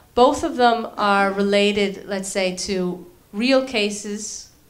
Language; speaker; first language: English; native; English